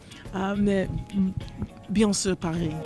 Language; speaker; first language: French; non-native, learner; English